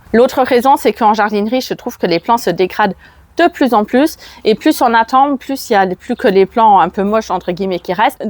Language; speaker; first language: French; non-native, fluent; German